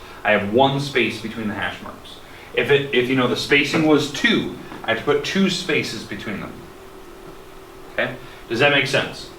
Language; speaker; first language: English; native; English